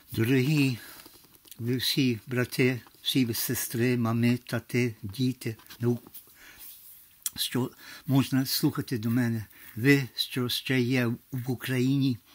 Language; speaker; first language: Ukrainian; early bilingual, heritage; English